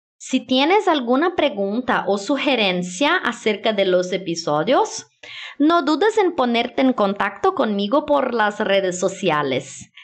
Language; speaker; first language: Spanish; non-native, fluent; Portuguese